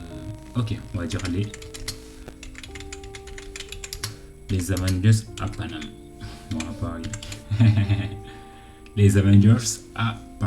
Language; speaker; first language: French; native; French